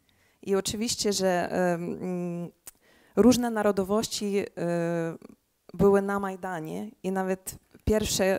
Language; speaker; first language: Polish; early bilingual, heritage; Polish